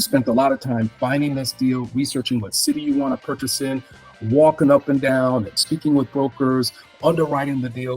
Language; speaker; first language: English; native; English